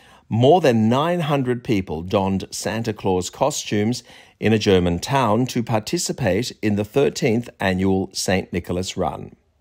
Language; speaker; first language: English; native; English